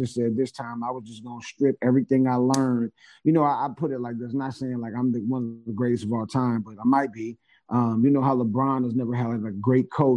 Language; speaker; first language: English; native; English